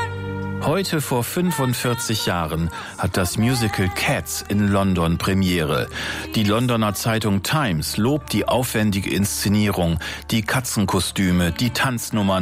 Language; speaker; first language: German; native; German